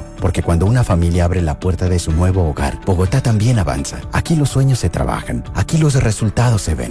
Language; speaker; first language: Spanish; native; Spanish